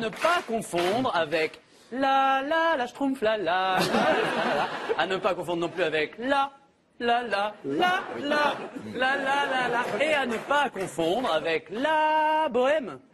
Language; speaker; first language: French; native; French